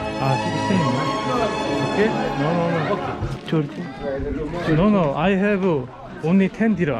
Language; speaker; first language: English; non-native, learner; Korean